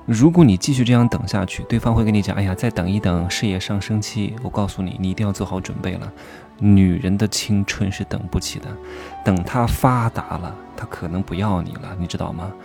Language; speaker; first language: Chinese; native; Chinese